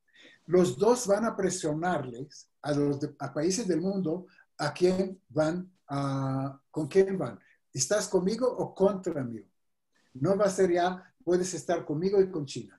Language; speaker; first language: Spanish; non-native, fluent; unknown